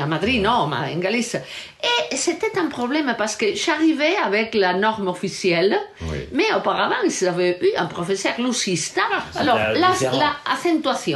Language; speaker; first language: French; non-native, learner; Galician